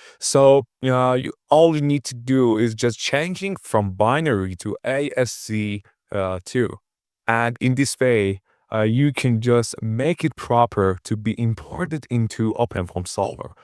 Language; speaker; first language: English; non-native, fluent; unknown